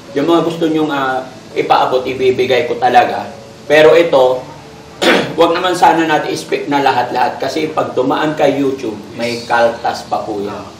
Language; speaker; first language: Filipino; native; Filipino